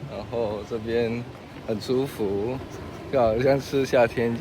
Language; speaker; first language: Chinese; non-native, learner; Hebrew